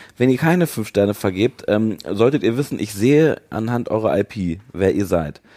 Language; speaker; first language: German; native; German